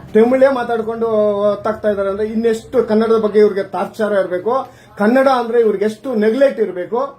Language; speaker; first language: Kannada; native; Kannada